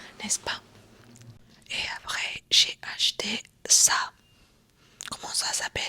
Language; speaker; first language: French; non-native, fluent; Romanian